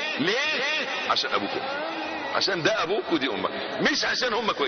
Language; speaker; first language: Arabic; native; Arabic